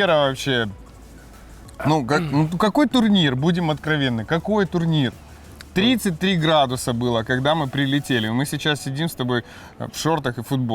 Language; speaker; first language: Russian; native; Russian